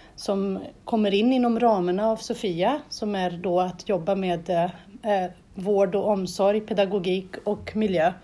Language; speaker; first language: Swedish; non-native, fluent; Portuguese